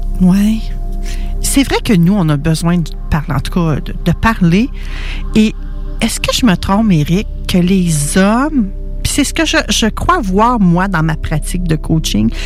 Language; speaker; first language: French; native; French